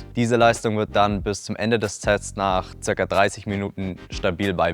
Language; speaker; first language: German; native; German